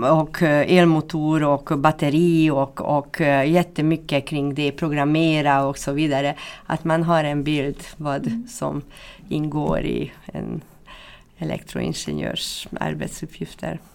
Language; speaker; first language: Swedish; non-native, fluent; Hungarian